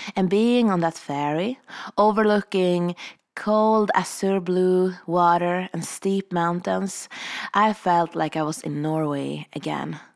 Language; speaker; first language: English; non-native, fluent; Swedish